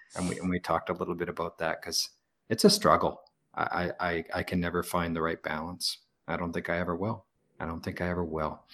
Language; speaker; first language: English; native; English